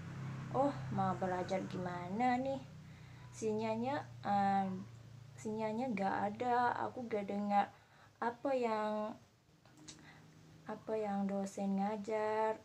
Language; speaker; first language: Indonesian; non-native, learner; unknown